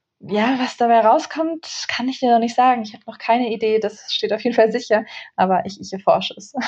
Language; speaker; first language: German; early bilingual, other home language; Central Kurdish